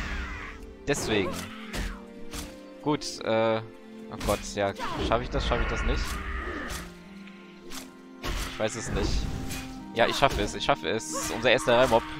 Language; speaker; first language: German; native; German